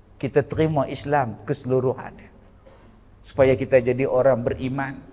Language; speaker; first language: Malay; native; Malay